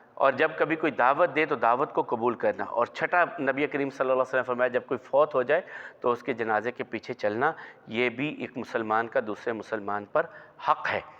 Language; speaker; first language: Urdu; non-native, local second language; Punjabi